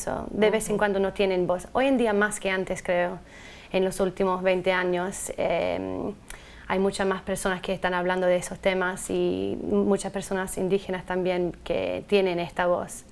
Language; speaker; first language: Spanish; non-native, fluent; English